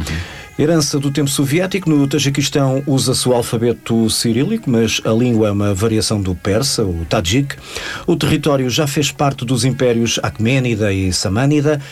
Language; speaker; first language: Portuguese; native; Portuguese